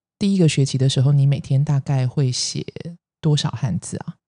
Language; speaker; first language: Chinese; native; Chinese